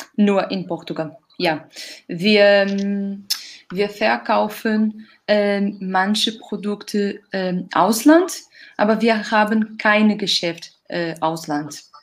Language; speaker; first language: German; non-native, learner; Portuguese